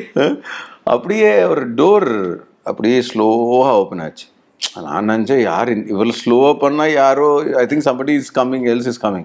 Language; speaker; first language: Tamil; non-native, learner; Telugu